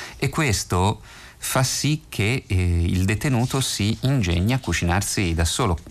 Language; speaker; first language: Italian; native; Italian